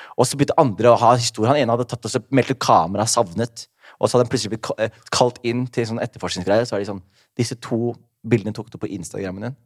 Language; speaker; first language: Norwegian; early bilingual, other home language; Somali